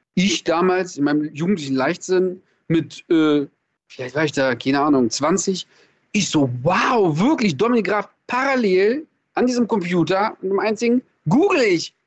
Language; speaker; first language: German; early bilingual, other home language; Russian